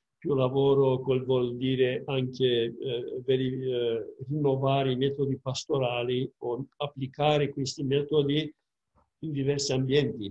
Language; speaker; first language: Italian; non-native, fluent; Romanian